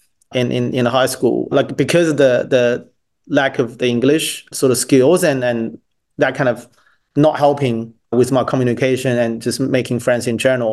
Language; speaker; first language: English; non-native, fluent; Chinese